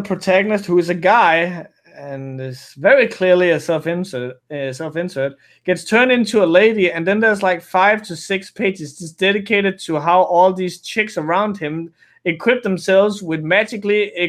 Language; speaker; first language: English; non-native, fluent; Danish